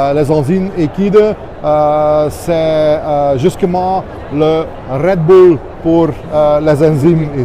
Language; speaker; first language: French; non-native, local second language; Dutch